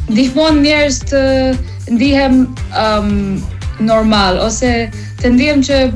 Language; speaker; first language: Albanian; early bilingual, heritage; English